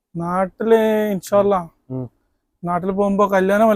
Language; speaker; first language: Malayalam; non-native, learner; Bangla